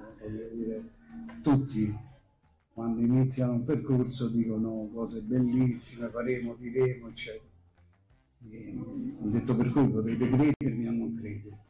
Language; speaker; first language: Italian; native; Italian